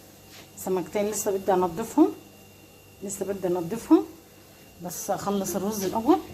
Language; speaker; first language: Arabic; native; Arabic